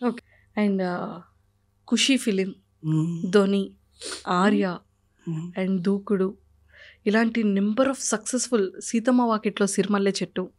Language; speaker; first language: Telugu; native; Telugu